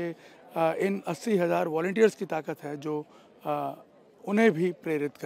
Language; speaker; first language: Hindi; native; Hindi